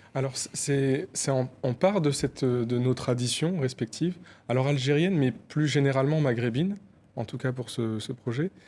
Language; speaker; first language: French; native; French